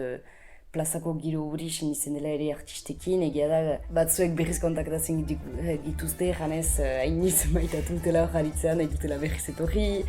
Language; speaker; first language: Basque; native; Basque